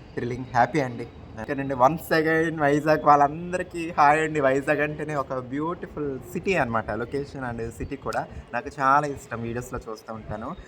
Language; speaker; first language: Telugu; native; Telugu